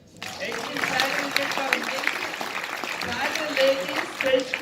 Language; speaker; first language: Hindi; non-native, learner; Ukrainian